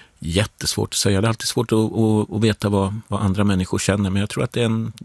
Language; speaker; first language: Swedish; native; Swedish